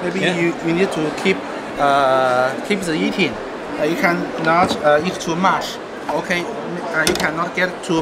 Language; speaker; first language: English; non-native, learner; Chinese